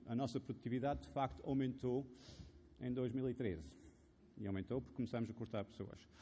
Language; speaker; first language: Portuguese; non-native, fluent; Arabic